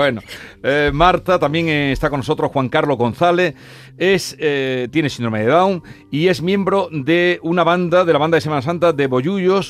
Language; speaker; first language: Spanish; native; Spanish